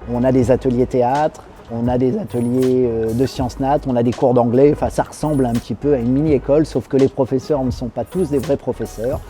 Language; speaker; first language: French; native; French